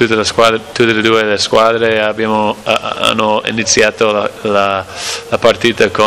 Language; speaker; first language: Italian; non-native, learner; English